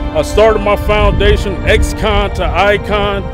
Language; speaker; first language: English; native; English